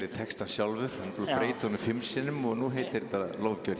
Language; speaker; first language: Icelandic; native; Icelandic